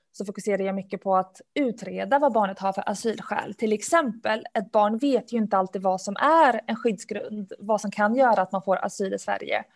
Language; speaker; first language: Swedish; early bilingual, other home language; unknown